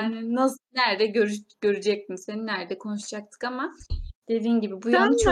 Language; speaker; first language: Turkish; native; Turkish